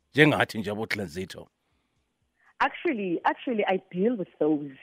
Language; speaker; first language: English; non-native, local second language; Xhosa